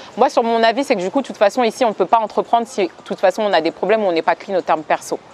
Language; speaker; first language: French; native; French